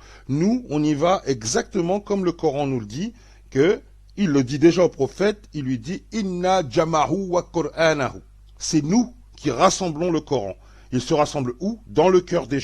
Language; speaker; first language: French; native; French